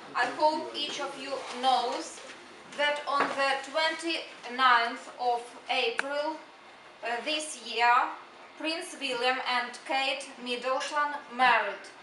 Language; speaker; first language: English; non-native, fluent; Ukrainian